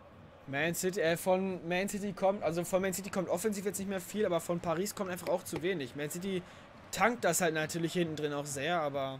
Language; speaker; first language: German; native; German